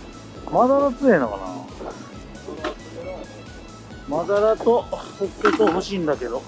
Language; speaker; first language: Japanese; native; Japanese